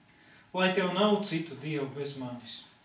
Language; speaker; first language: Latvian; native; Latvian